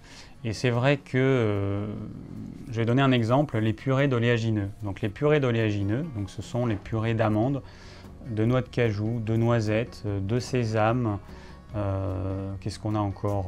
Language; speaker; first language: French; native; French